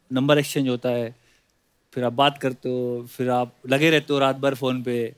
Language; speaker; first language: Hindi; native; Hindi